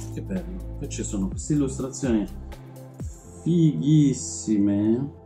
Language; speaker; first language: Italian; early bilingual, other home language; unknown